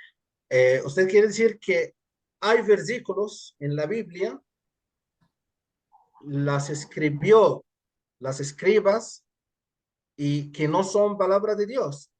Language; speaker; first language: Spanish; non-native, fluent; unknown